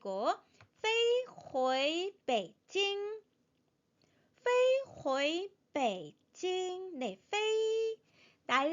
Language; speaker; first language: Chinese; non-native, fluent; Korean